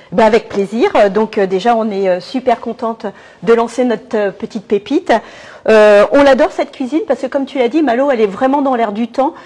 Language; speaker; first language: French; native; French